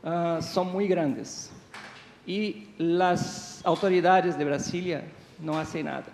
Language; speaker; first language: Spanish; non-native, fluent; Portuguese